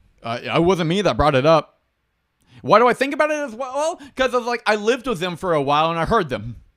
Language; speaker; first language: English; native; English